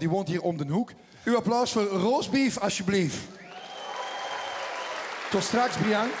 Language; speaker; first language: Dutch; native; Dutch